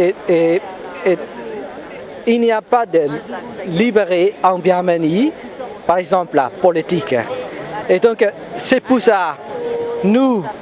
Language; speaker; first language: French; non-native, learner; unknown